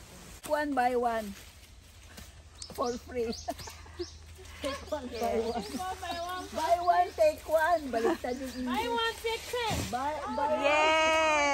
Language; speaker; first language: English; non-native, local second language; Filipino